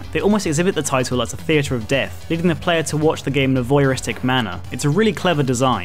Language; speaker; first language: English; native; English